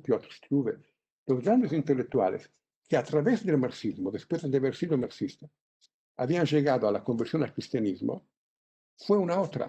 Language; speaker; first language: Spanish; non-native, fluent; Italian